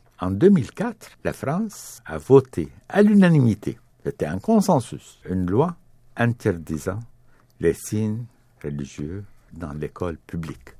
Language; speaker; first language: French; non-native, fluent; Arabic